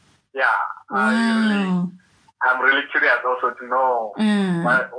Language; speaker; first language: English; non-native, local second language; North Ndebele